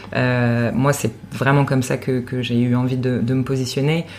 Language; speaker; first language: French; native; French